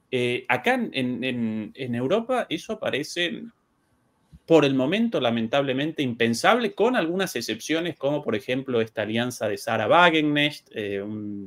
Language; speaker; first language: Spanish; native; Spanish